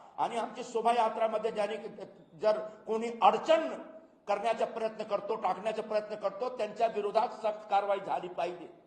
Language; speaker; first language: Marathi; non-native, local second language; Hindi